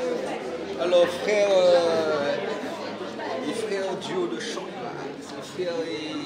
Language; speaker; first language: French; native; French